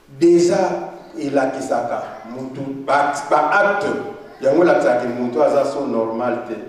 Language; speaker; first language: Lingala; non-native, local second language; Kongo